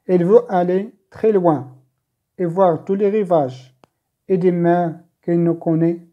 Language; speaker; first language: French; non-native, local second language; Arabic